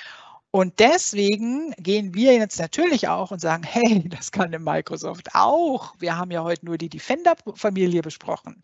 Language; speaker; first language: German; native; German